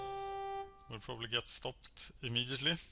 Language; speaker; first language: English; non-native, fluent; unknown